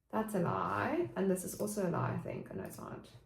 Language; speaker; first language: English; native; English